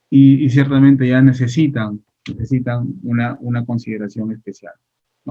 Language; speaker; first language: Spanish; native; Spanish